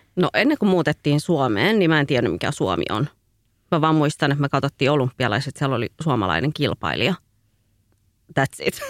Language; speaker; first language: Finnish; early bilingual, other home language; Tigrinya